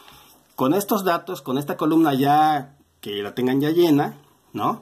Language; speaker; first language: Spanish; native; Spanish